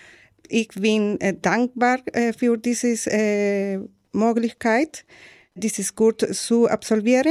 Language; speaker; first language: German; non-native, learner; Spanish